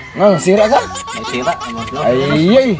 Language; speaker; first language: Filipino; non-native, local second language; Cebuano